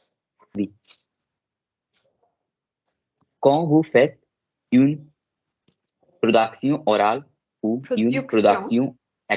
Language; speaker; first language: French; non-native, learner; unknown